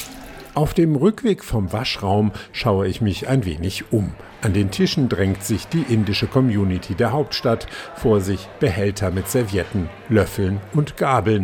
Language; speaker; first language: German; native; German